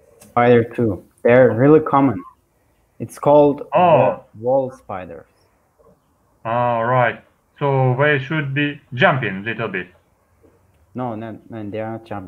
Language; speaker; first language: English; non-native, learner; Turkish